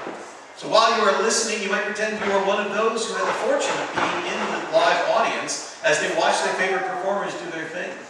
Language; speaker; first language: English; native; English